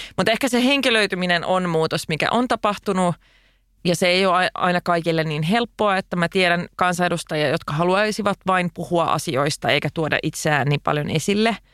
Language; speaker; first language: Finnish; non-native, local second language; Swedish